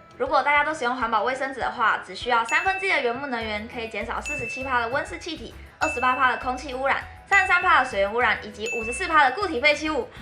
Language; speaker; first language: Chinese; native; Chinese